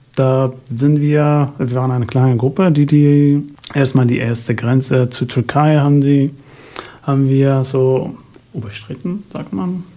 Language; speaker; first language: German; non-native, fluent; Arabic